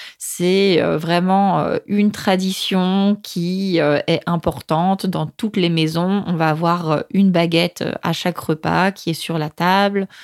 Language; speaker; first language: French; native; French